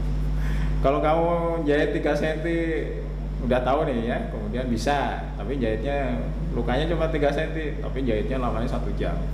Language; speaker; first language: Indonesian; native; Indonesian